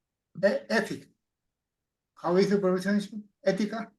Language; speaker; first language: English; non-native, learner; Spanish